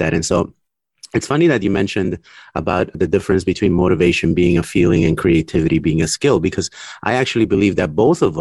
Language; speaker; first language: English; early bilingual, other home language; Spanish